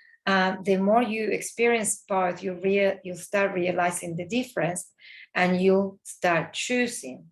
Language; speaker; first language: English; non-native, fluent; Spanish